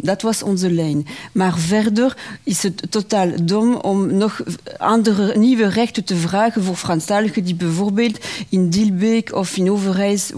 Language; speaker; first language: Dutch; non-native, local second language; French